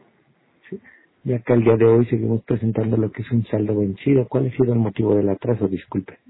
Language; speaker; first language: Spanish; native; Spanish